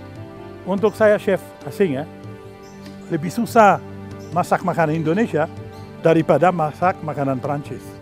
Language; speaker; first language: Indonesian; non-native, learner; French